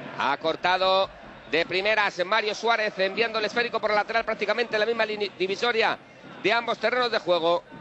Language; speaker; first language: Spanish; native; Spanish